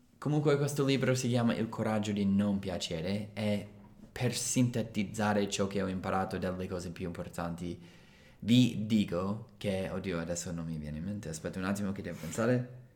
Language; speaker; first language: Italian; non-native, fluent; English